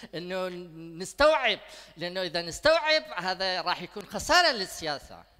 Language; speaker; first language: Arabic; non-native, local second language; Kurdish